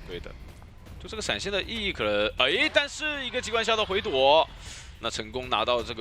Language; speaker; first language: Chinese; native; Chinese